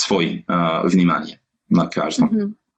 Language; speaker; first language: Russian; non-native, learner; English